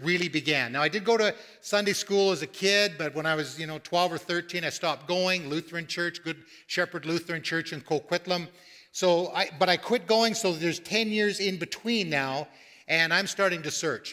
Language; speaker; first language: English; native; English